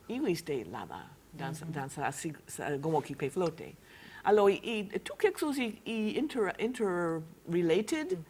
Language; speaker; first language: Haitian Creole; non-native, fluent; English